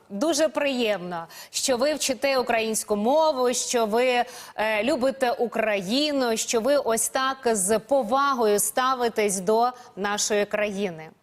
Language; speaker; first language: Ukrainian; native; Ukrainian